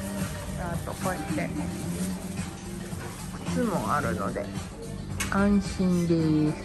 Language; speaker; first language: Japanese; native; Japanese